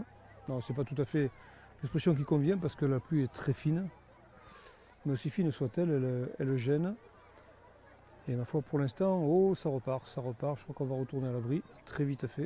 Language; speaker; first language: French; native; French